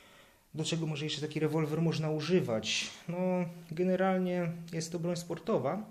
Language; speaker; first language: Polish; native; Polish